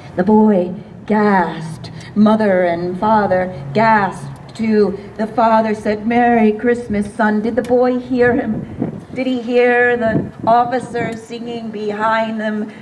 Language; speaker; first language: English; native; English